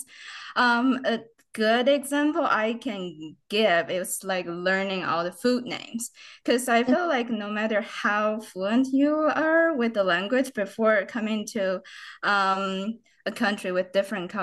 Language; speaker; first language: English; non-native, fluent; Chinese